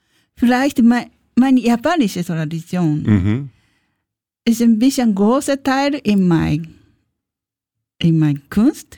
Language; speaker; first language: German; non-native, learner; Japanese